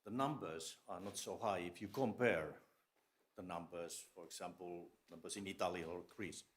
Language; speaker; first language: English; non-native, fluent; Finnish